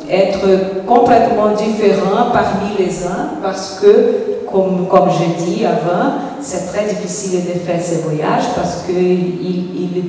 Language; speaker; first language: French; non-native, fluent; Portuguese